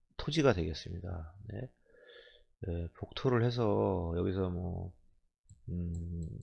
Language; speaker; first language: Korean; native; Korean